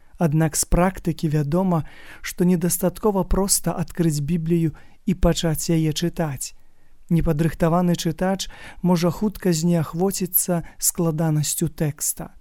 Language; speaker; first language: Belarusian; native; Belarusian